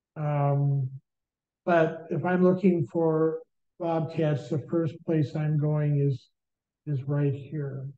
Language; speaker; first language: English; native; English